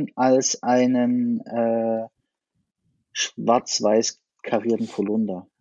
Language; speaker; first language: German; native; German